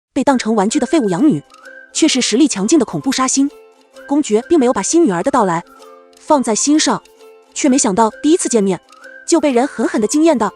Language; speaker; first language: Chinese; native; Chinese